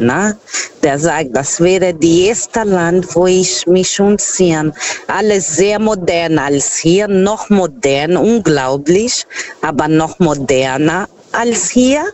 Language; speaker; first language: German; non-native, fluent; Portuguese